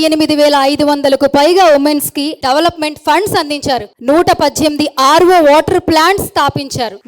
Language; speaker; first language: Telugu; native; Telugu